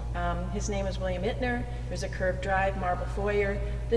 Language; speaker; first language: English; native; English